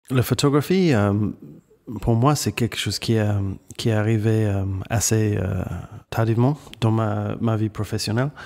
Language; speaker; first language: French; non-native, fluent; English